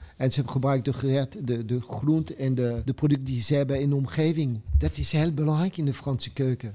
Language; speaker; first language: Dutch; non-native, fluent; French